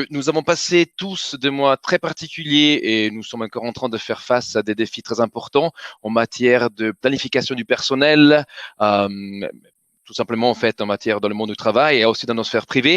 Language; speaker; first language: French; native; French